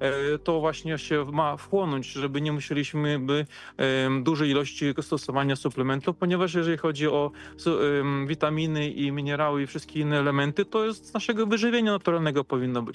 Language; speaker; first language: Polish; native; Polish